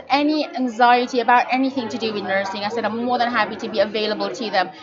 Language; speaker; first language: English; non-native, local second language; Filipino